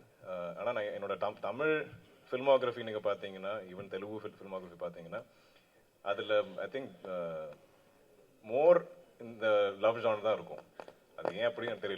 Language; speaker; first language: Tamil; non-native, local second language; Malayalam